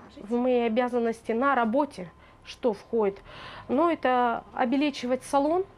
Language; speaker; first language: Russian; native; Russian